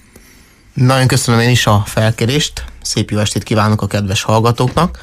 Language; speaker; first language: Hungarian; native; Hungarian